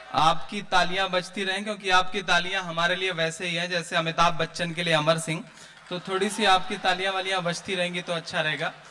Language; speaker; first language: Hindi; native; Hindi